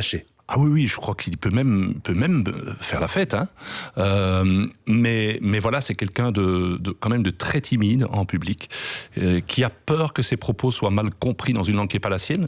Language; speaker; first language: French; native; French